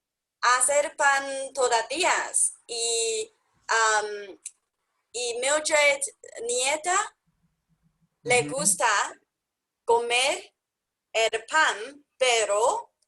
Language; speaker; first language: Spanish; non-native, learner; English